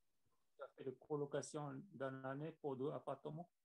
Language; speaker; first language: French; non-native, learner; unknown